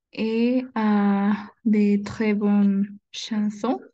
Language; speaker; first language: French; non-native, learner; Spanish